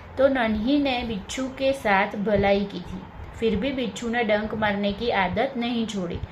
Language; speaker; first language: Hindi; non-native, local second language; Gujarati